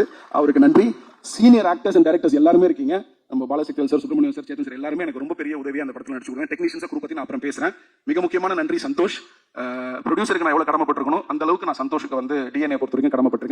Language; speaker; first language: Tamil; native; Tamil